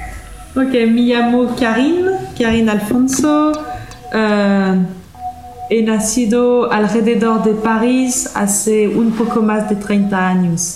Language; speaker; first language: Spanish; non-native, learner; French